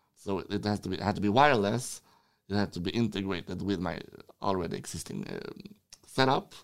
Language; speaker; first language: English; non-native, fluent; Swedish